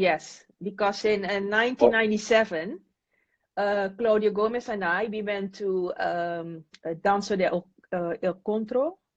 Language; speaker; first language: English; non-native, fluent; Dutch